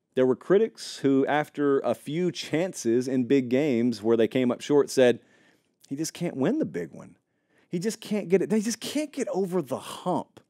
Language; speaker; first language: English; native; English